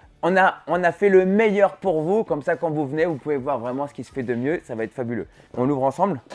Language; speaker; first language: French; native; French